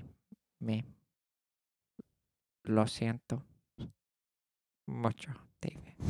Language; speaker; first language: Spanish; non-native, learner; English